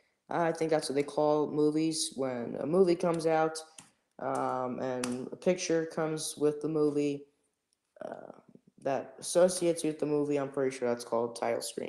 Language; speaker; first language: English; native; English